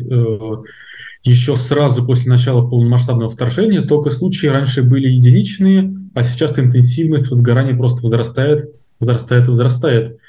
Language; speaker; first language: Russian; native; Russian